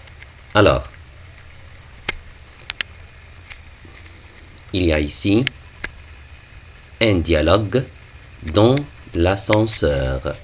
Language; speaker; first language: French; non-native, fluent; Arabic